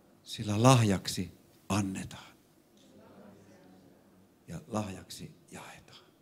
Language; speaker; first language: Finnish; non-native, fluent; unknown